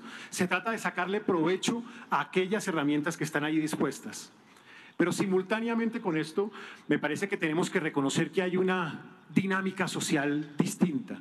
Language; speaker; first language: Spanish; native; Spanish